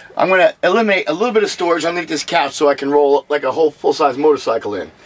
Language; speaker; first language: English; native; English